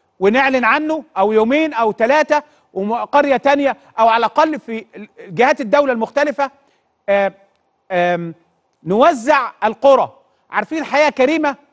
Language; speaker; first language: Arabic; native; Arabic